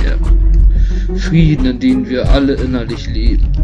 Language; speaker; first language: German; native; German